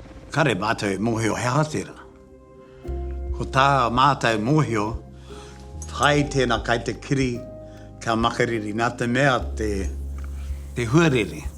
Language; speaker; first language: Māori; native; Māori